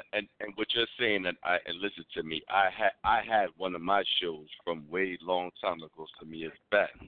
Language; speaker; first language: English; native; English